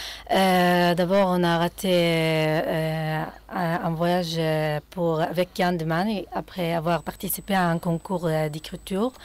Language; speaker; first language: French; non-native, fluent; Arabic